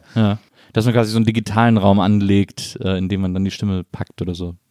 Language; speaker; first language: German; native; German